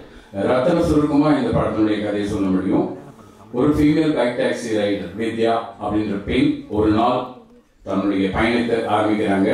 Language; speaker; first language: Tamil; native; Tamil